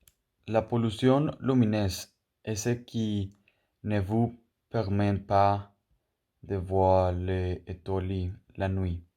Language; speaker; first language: French; non-native, learner; Spanish